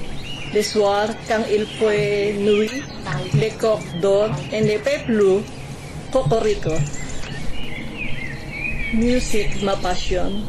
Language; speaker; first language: French; non-native, learner; Filipino